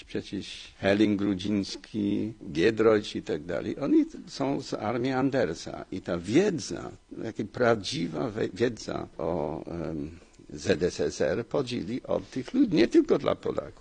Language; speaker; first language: Polish; non-native, fluent; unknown